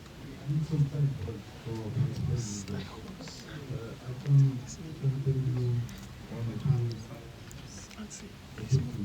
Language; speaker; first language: English; non-native, learner; French